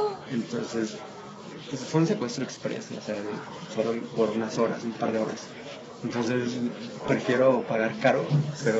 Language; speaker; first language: Spanish; native; Spanish